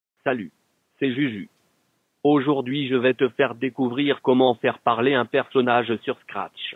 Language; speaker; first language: French; native; French